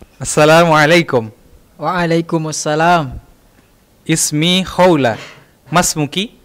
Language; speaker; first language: Arabic; non-native, learner; Indonesian